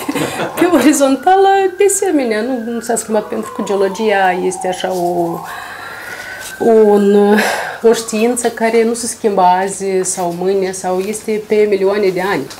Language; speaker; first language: Romanian; native; Romanian